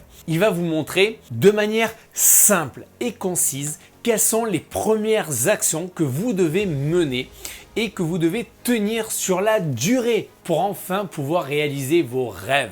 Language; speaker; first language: French; native; French